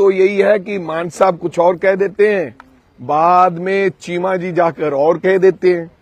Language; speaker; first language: Hindi; non-native, local second language; Punjabi